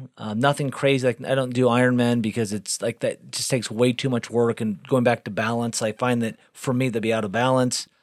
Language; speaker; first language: English; native; English